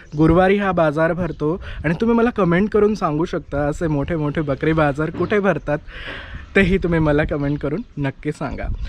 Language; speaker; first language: Marathi; native; Marathi